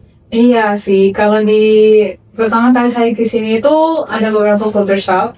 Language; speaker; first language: Indonesian; non-native, fluent; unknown